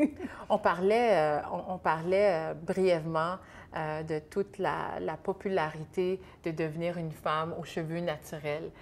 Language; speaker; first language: French; native; French